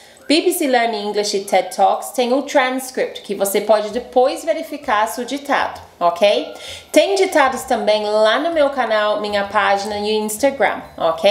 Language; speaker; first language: Portuguese; non-native, fluent; English